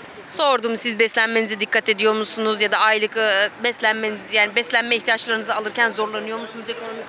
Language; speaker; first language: Turkish; native; Turkish